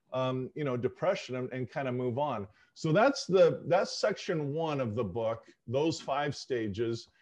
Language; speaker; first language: English; native; English